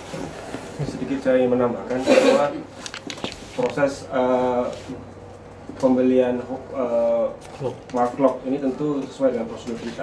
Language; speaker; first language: Indonesian; native; Indonesian